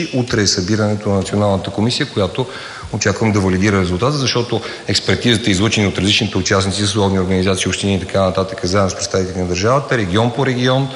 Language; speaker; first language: Bulgarian; native; Bulgarian